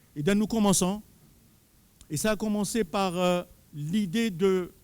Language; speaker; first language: French; non-native, local second language; Arabic